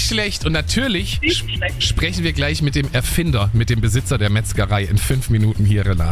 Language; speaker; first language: German; native; German